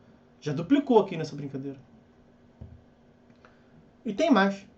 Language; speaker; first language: Portuguese; native; Portuguese